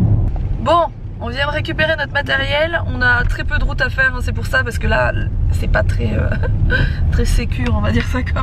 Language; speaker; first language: French; native; French